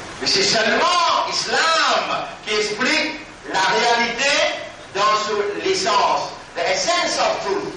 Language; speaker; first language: French; non-native, local second language; Morisyen